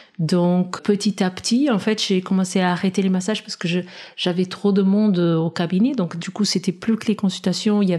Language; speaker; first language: French; non-native, fluent; Portuguese